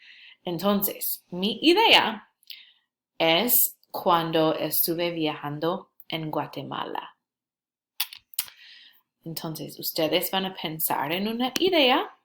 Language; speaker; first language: Spanish; non-native, fluent; English